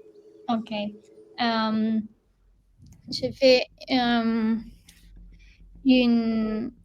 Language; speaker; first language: French; non-native, learner; Spanish